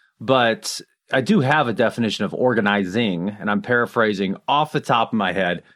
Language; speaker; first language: English; native; English